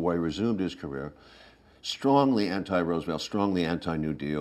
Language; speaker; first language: English; native; English